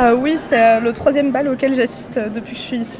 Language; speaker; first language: French; native; French